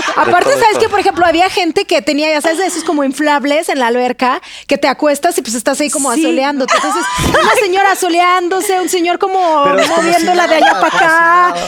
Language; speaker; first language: Spanish; non-native, fluent; Russian